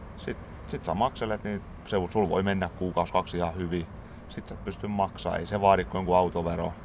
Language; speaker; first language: Finnish; native; Finnish